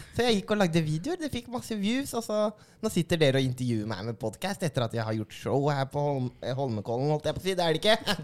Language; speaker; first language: Norwegian; early bilingual, other home language; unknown